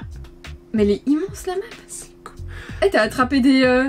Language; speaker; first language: French; native; French